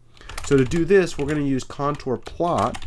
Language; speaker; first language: English; native; English